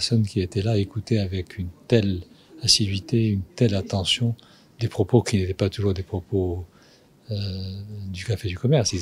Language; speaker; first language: French; non-native, local second language; Arabic